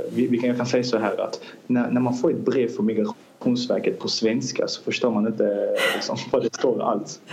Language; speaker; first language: Swedish; early bilingual, other home language; Azerbaijani